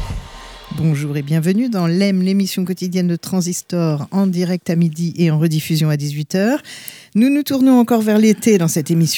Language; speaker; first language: French; native; French